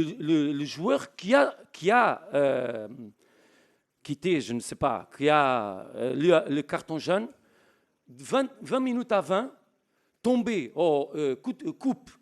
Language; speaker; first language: French; non-native, learner; Portuguese